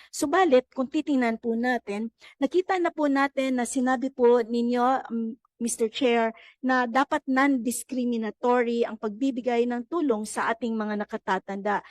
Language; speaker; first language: Filipino; native; Filipino